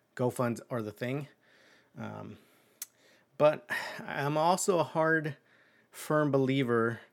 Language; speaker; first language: English; early bilingual, other home language; Spanish